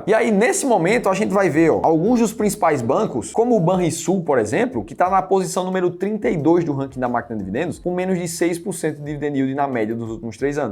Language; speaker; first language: Portuguese; native; Portuguese